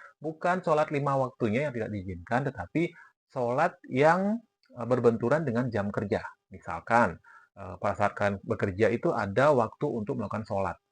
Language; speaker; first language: Indonesian; native; Indonesian